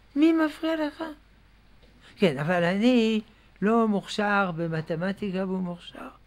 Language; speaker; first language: Hebrew; non-native, fluent; French